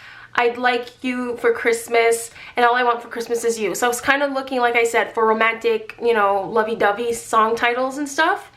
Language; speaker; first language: English; native; English